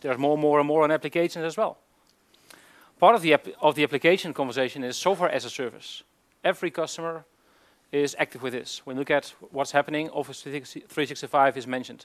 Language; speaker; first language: English; non-native, fluent; Dutch